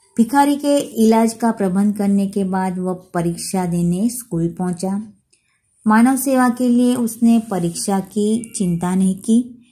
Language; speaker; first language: Hindi; non-native, local second language; Gujarati